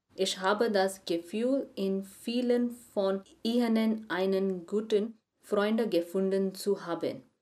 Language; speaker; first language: German; non-native, learner; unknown